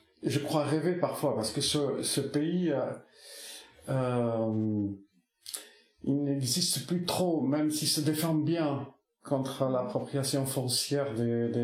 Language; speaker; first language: French; non-native, local second language; Basque